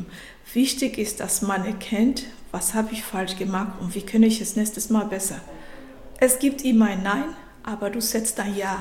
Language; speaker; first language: German; non-native, fluent; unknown